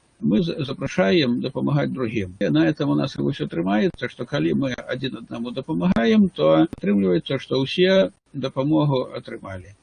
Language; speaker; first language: Belarusian; non-native, local second language; Russian